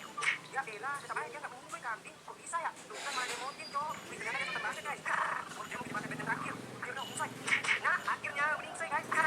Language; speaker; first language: Indonesian; native; Indonesian